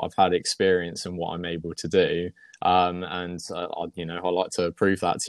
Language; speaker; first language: English; native; English